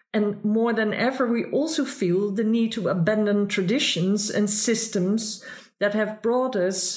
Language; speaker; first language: English; non-native, fluent; Dutch